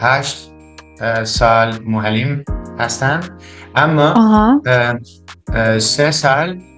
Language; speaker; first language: Persian; non-native, learner; Dutch